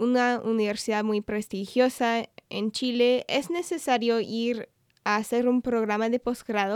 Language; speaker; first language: Spanish; non-native, fluent; English